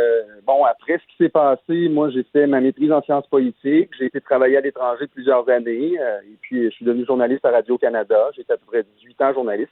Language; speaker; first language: French; native; French